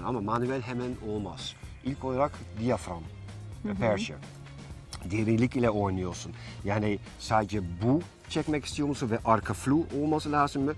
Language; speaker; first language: Turkish; non-native, fluent; Dutch